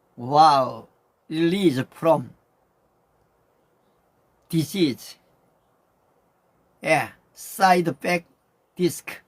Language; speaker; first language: English; non-native, learner; Korean